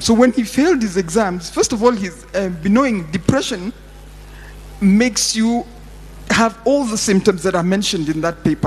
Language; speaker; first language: English; non-native, local second language; Swahili